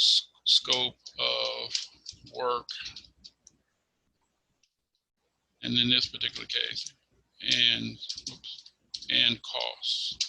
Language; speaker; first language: English; native; English